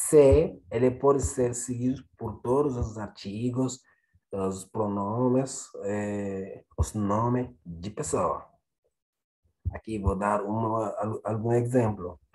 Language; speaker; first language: Portuguese; non-native, fluent; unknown